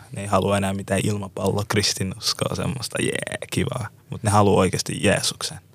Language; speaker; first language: Finnish; native; Finnish